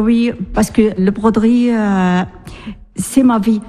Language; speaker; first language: French; non-native, learner; Arabic